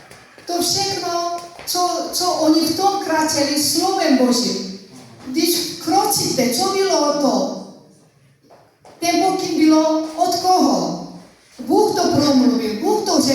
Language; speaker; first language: Czech; non-native, learner; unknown